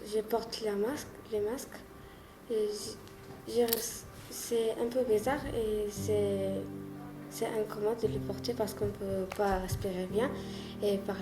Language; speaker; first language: French; non-native, learner; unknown